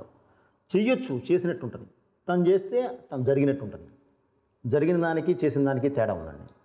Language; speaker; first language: Telugu; native; Telugu